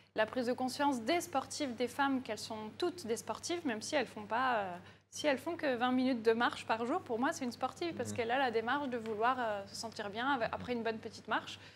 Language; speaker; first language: French; native; French